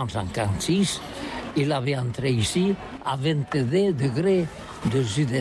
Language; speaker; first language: French; non-native, learner; Catalan